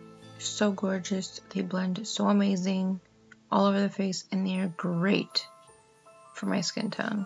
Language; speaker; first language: English; native; English